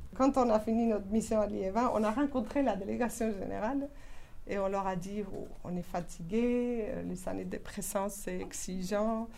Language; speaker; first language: French; non-native, fluent; Spanish